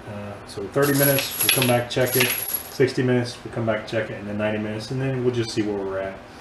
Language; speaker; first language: English; native; English